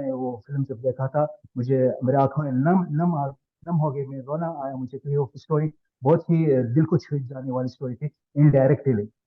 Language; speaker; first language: Hindi; non-native, learner; Arabic